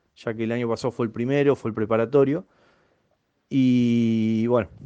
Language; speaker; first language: Spanish; native; Spanish